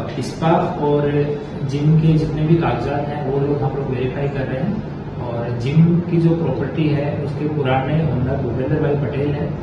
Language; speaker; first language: Hindi; non-native, local second language; Gujarati